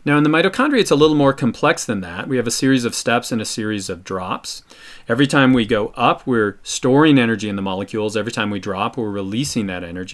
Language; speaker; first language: English; native; English